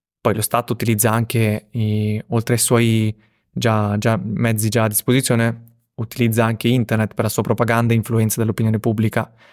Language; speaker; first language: Italian; early bilingual, other home language; Russian